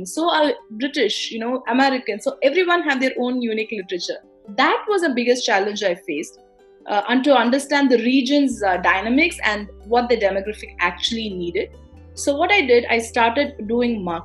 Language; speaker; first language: English; non-native, local second language; Tamil